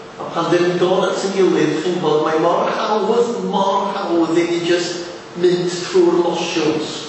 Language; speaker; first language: Welsh; native; Welsh